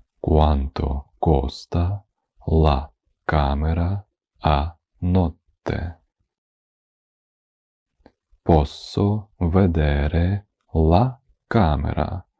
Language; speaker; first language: Italian; non-native, fluent; Ukrainian